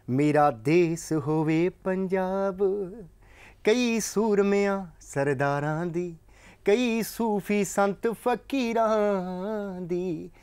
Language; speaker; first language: Punjabi; native; Punjabi